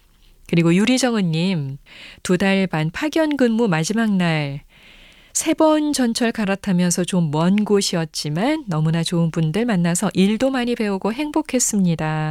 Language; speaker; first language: Korean; native; Korean